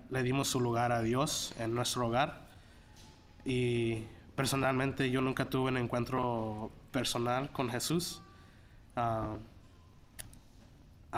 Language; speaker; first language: Spanish; early bilingual, heritage; Spanish